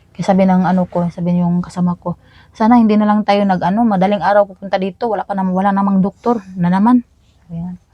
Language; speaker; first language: Filipino; non-native, local second language; Cebuano